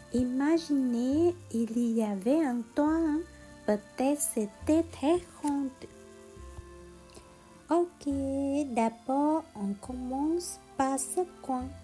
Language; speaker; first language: French; non-native, learner; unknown